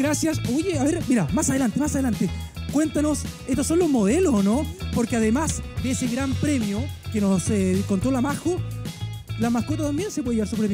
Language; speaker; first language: Spanish; native; Spanish